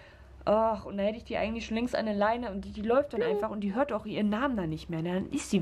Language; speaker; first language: German; native; German